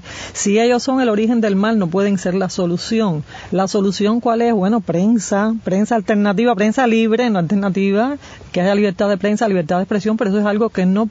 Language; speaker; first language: Spanish; native; Spanish